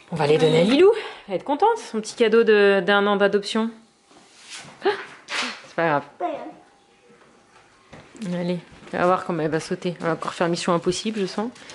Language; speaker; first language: French; native; French